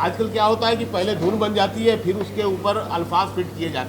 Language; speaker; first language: Hindi; native; Hindi